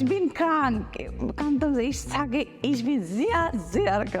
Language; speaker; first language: German; non-native, learner; Bangla